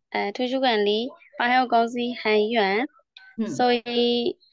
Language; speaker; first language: Chinese; non-native, learner; Thai